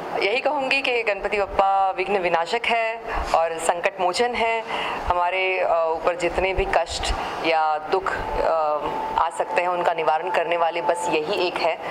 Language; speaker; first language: Hindi; non-native, local second language; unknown